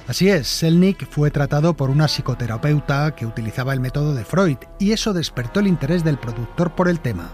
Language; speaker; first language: Spanish; native; Spanish